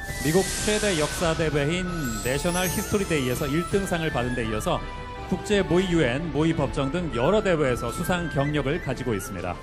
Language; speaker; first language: Korean; native; Korean